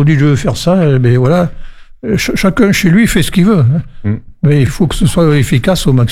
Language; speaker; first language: French; native; French